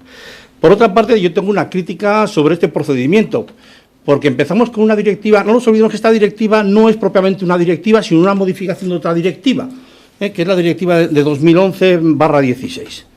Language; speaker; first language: Spanish; native; Spanish